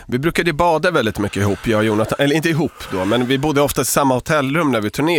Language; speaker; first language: Swedish; native; Swedish